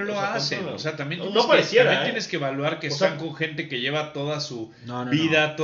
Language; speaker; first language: Spanish; native; Spanish